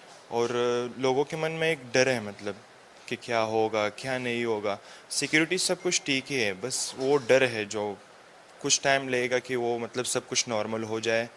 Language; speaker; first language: Hindi; non-native, fluent; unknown